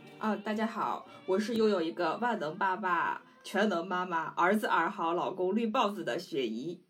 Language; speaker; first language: Chinese; native; Chinese